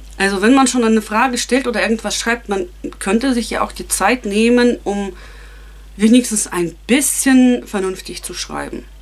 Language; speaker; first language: German; non-native, fluent; Russian